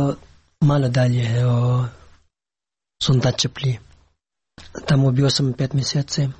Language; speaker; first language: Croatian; non-native, learner; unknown